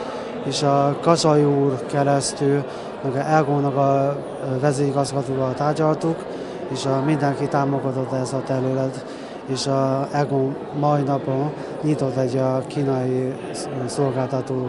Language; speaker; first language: Hungarian; non-native, learner; Chinese